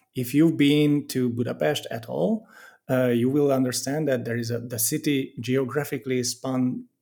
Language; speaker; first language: English; non-native, fluent; Hungarian